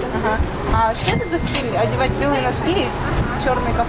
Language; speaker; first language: Russian; native; Russian